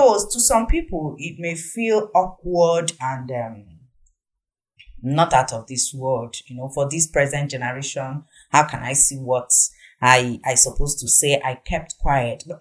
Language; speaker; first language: English; non-native, local second language; Igbo